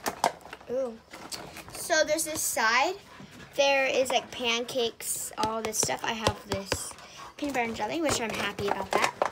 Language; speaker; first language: English; native; English